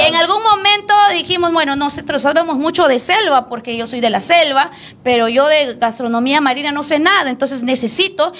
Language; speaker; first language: Spanish; native; Spanish